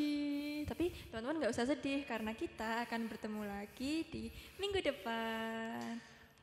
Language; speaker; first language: Indonesian; native; Indonesian